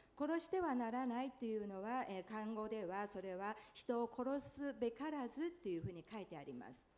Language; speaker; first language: Japanese; non-native, fluent; Chinese